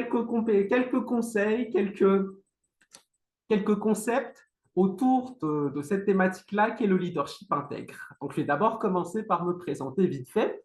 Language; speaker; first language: French; non-native, local second language; Malagasy